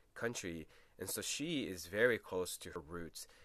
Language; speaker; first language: English; early bilingual, other home language; Spanish